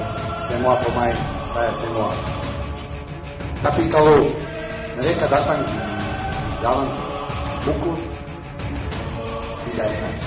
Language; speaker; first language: Indonesian; non-native, learner; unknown